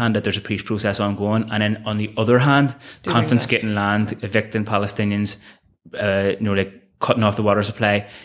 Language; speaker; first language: English; native; English